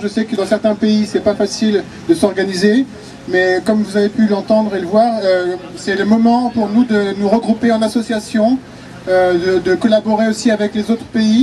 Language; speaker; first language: French; native; French